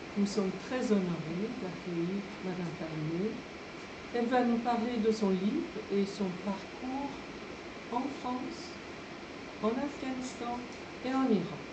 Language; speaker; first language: French; non-native, fluent; Persian